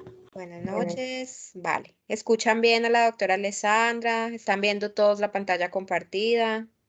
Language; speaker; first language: Spanish; native; Spanish